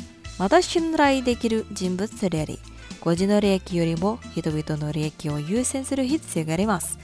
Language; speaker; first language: Japanese; non-native, fluent; Indonesian